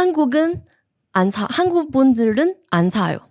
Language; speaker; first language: Korean; non-native, learner; Chinese